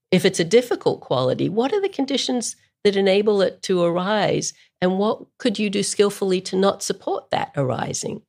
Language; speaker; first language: English; native; English